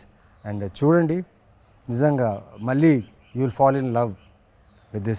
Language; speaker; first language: Telugu; native; Telugu